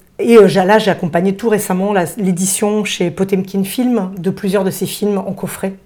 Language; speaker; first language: French; early bilingual, other home language; Russian